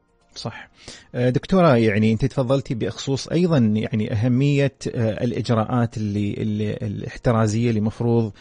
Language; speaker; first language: Arabic; native; Arabic